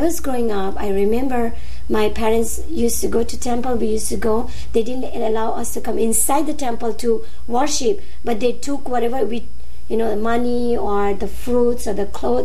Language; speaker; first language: English; non-native, local second language; Nepali